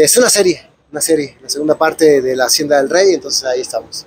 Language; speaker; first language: Spanish; native; Spanish